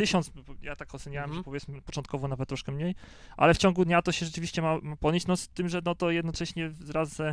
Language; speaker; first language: Polish; native; Polish